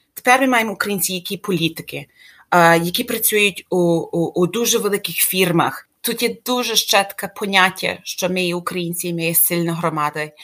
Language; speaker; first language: Ukrainian; early bilingual, heritage; Ukrainian